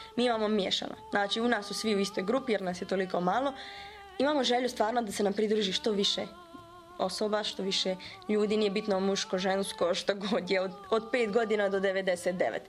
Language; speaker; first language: Serbian; early bilingual, heritage; Bosnian